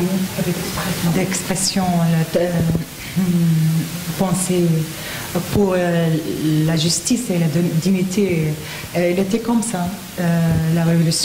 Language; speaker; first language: French; non-native, fluent; Arabic